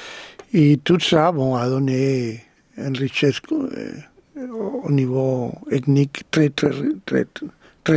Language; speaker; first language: French; non-native, fluent; Spanish